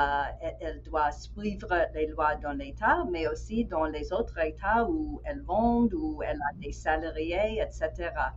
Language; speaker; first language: French; non-native, fluent; English